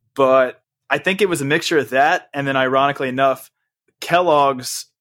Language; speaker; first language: English; native; English